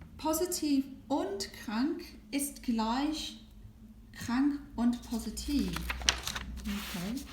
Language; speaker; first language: German; non-native, fluent; English